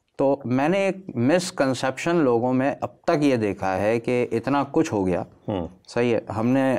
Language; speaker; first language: Urdu; native; Urdu